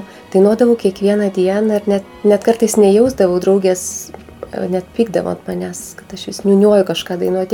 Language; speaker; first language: Lithuanian; native; Lithuanian